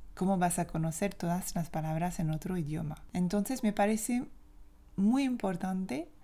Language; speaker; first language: Spanish; non-native, fluent; French